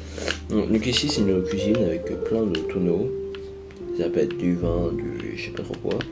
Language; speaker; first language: French; native; French